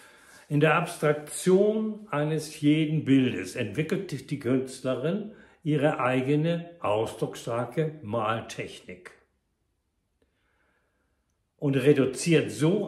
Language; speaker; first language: German; native; German